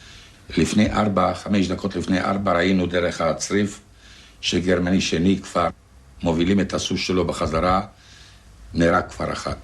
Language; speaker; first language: Hebrew; non-native, fluent; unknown